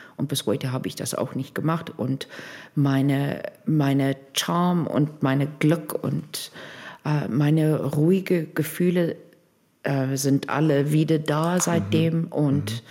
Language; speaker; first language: German; non-native, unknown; English